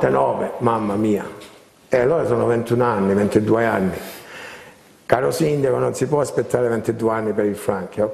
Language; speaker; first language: Italian; early bilingual, heritage; Italian